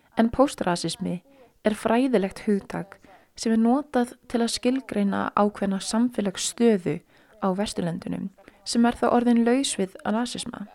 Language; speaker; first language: Icelandic; native; Icelandic